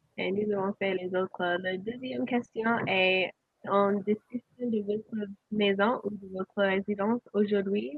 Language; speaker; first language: French; non-native, learner; English